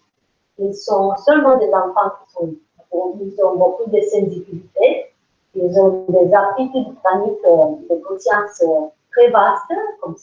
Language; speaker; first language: French; non-native, learner; English